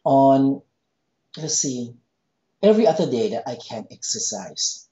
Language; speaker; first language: English; non-native, fluent; Thai